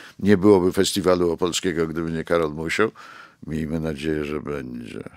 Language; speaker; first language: Polish; native; Polish